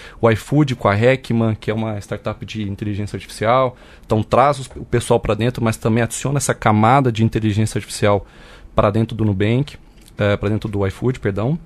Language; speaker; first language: Portuguese; native; Portuguese